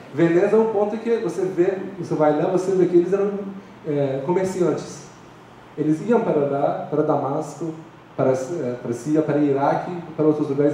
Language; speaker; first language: Portuguese; non-native, fluent; Persian